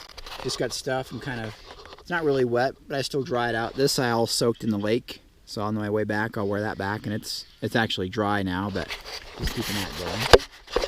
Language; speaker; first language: English; native; English